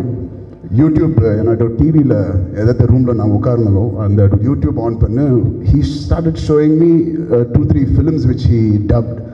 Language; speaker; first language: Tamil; non-native, learner; Telugu